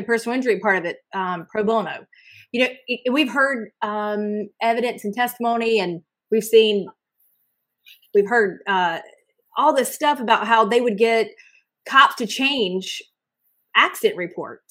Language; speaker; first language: English; native; English